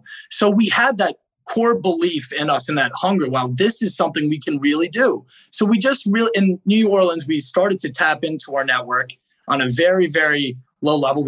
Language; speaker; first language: English; native; English